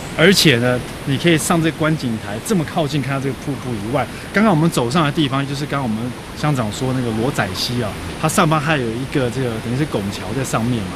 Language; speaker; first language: Chinese; native; Chinese